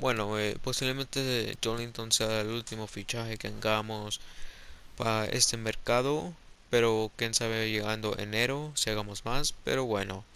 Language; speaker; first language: Spanish; early bilingual, heritage; Spanish